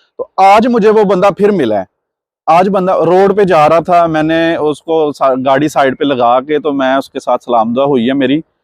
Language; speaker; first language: Urdu; non-native, local second language; Punjabi